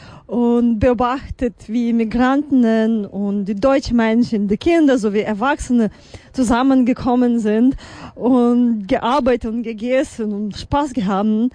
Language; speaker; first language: German; non-native, fluent; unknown